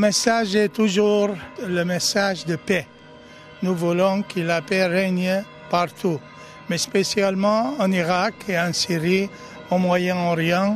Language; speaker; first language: French; non-native, fluent; Arabic